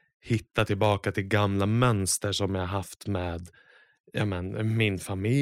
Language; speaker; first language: Swedish; native; Swedish